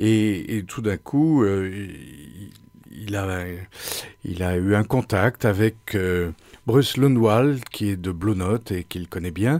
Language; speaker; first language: French; native; French